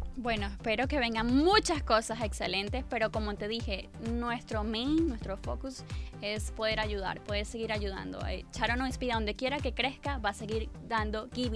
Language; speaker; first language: Spanish; native; Spanish